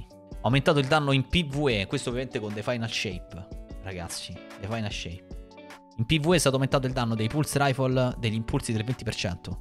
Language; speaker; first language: Italian; native; Italian